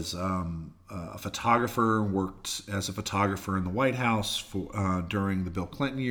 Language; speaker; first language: English; native; English